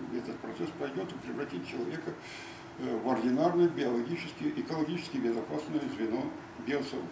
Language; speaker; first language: Russian; native; Russian